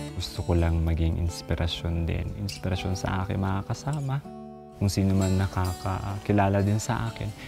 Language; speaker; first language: Filipino; non-native, local second language; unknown